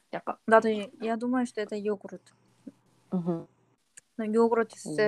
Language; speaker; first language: Russian; non-native, learner; Korean